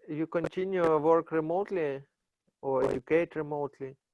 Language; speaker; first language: English; non-native, learner; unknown